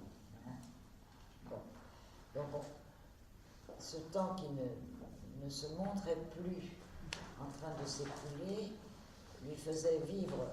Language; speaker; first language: French; native; French